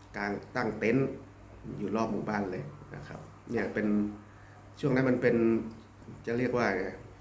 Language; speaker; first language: Thai; native; Thai